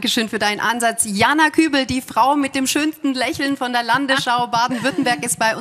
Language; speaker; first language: German; native; German